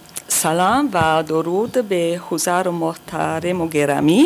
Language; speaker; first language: Persian; non-native, learner; German